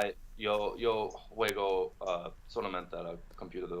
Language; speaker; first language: Spanish; non-native, learner; English